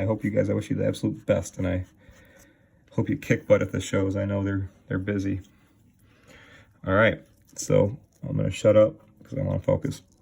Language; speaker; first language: English; native; English